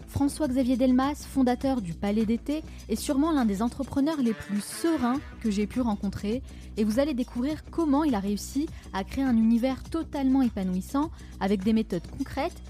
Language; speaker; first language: French; native; French